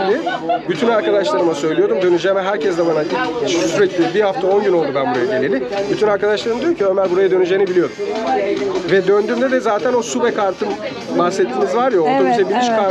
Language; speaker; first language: Turkish; native; Turkish